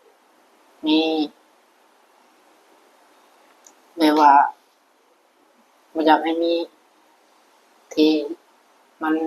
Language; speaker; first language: Thai; non-native, local second language; Lao